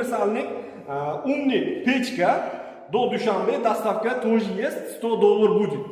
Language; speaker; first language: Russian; non-native, learner; Uzbek